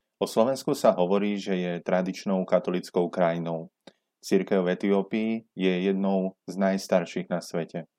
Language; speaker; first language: Slovak; native; Slovak